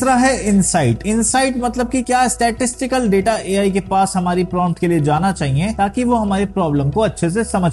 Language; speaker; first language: Hindi; native; Hindi